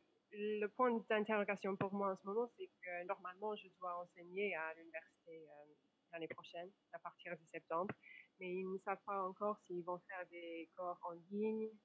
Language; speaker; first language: French; non-native, fluent; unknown